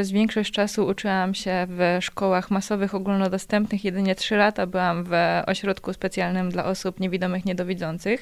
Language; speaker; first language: Polish; native; Polish